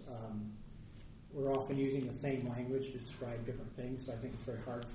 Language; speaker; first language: English; native; English